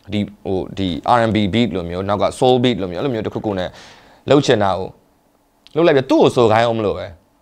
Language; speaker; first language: Burmese; native; Burmese